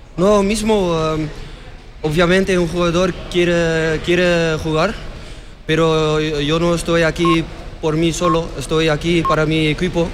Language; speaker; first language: Spanish; non-native, fluent; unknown